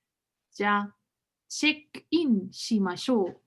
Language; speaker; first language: Japanese; non-native, learner; German